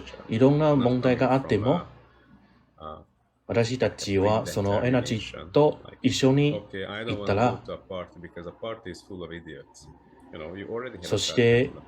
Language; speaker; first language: Japanese; non-native, learner; English